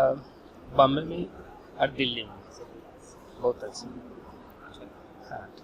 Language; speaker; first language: Hindi; non-native, local second language; Bangla